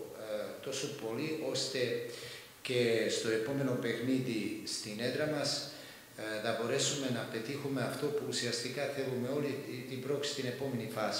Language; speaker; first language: Greek; non-native, fluent; Serbian